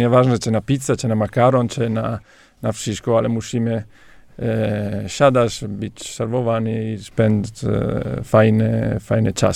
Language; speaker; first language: Polish; non-native, learner; Italian